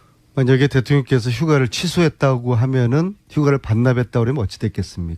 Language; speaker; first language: Korean; native; Korean